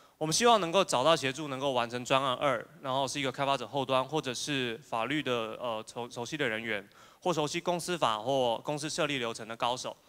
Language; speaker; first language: Chinese; native; Chinese